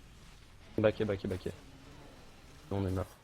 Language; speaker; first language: French; native; French